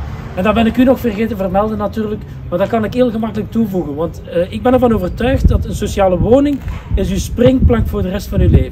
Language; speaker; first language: Dutch; native; Dutch